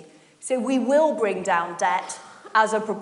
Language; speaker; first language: English; native; English